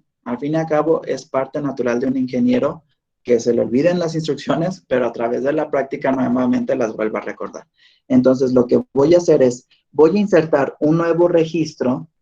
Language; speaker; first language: Spanish; native; Spanish